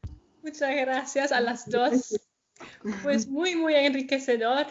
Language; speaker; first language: Spanish; non-native, fluent; German